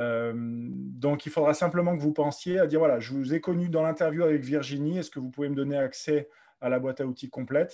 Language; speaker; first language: French; native; French